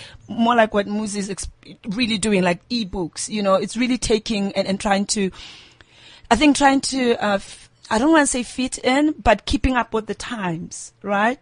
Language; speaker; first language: English; non-native, local second language; Southern Sotho